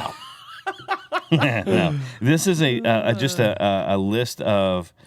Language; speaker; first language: English; native; English